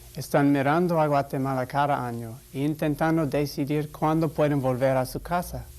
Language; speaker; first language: Spanish; non-native, fluent; English